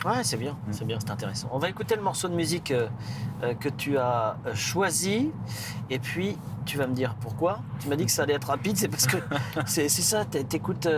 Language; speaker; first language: French; native; French